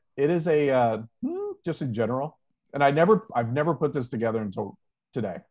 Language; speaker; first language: English; native; English